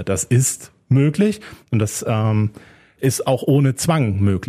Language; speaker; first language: German; native; German